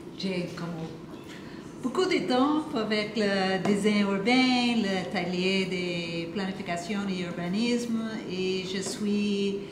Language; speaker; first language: French; non-native, learner; English